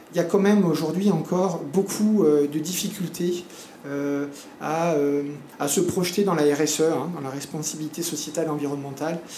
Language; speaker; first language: French; native; French